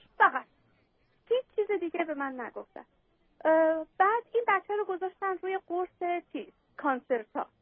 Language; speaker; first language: Persian; native; Persian